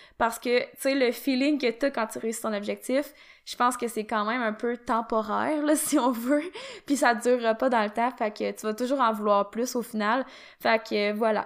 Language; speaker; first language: French; native; French